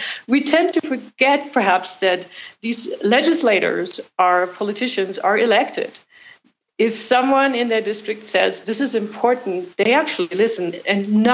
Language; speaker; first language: English; non-native, fluent; German